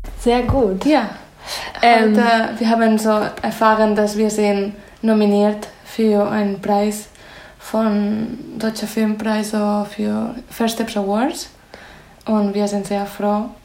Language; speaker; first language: German; non-native, fluent; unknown